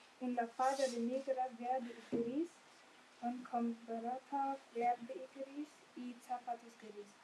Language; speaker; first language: Spanish; non-native, learner; German